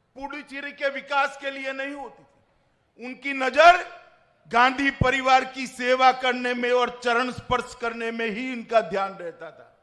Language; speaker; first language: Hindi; non-native, local second language; Gujarati